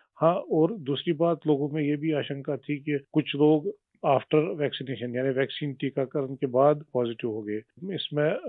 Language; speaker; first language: Hindi; non-native, local second language; Kashmiri